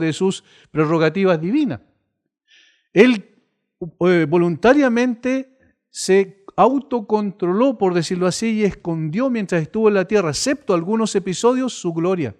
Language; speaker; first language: Spanish; native; Spanish